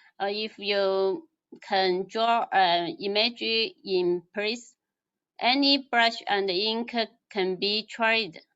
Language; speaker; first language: English; non-native, learner; Chinese